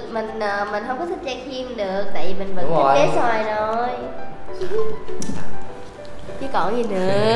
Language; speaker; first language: Vietnamese; native; Vietnamese